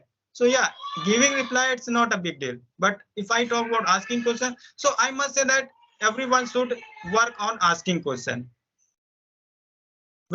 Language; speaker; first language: English; non-native, local second language; Hindi